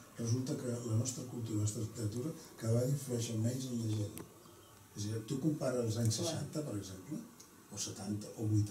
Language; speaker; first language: Catalan; native; Catalan